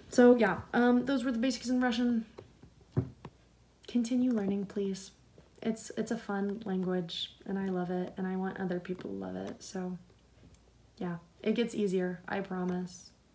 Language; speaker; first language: English; native; English